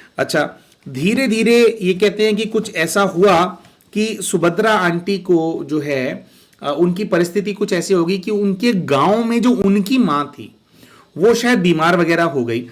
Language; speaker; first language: Hindi; native; Hindi